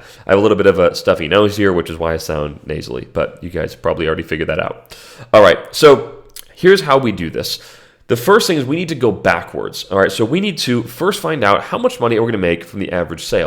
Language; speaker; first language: English; native; English